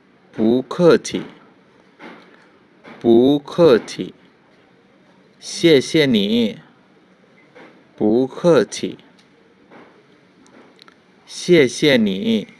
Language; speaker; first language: Chinese; non-native, fluent; Bangla